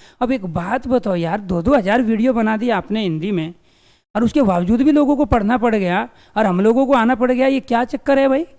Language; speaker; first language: Hindi; native; Hindi